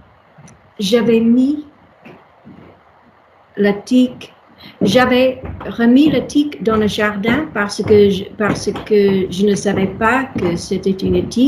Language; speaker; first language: French; non-native, learner; English